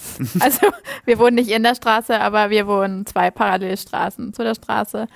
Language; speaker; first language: German; native; German